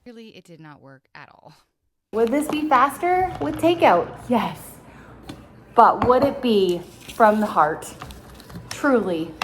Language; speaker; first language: English; native; English